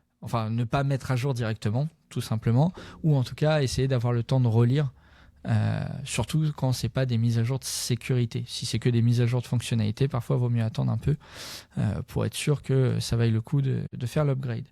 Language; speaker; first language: French; native; French